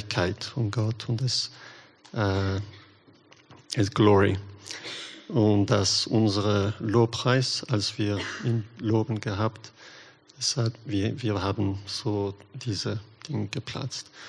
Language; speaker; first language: German; non-native, learner; English